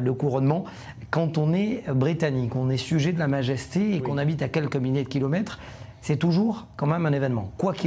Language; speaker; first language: French; native; French